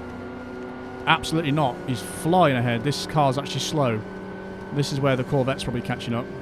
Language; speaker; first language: English; native; English